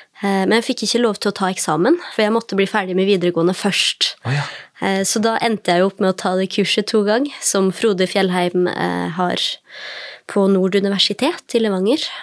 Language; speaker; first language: Norwegian; native; Norwegian